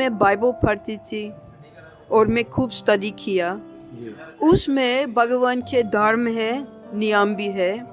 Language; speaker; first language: Hindi; non-native, fluent; English